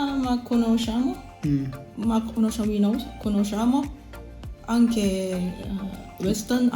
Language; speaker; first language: Italian; non-native, learner; Thai